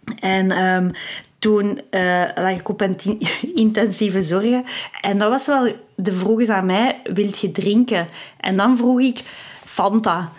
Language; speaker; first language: Dutch; native; Dutch